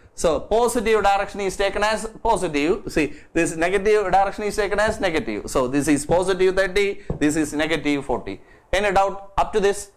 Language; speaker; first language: English; non-native, local second language; Malayalam